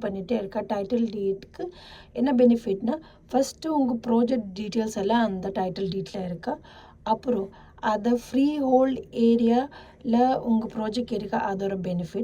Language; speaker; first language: Tamil; non-native, learner; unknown